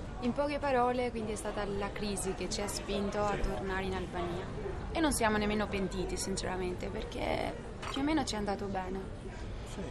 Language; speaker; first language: Italian; non-native, fluent; Albanian